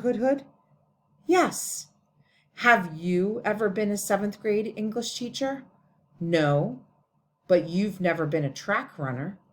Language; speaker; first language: English; native; English